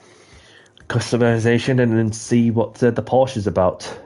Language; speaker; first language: English; native; English